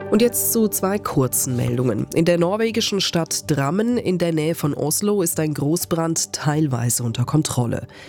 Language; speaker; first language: German; native; German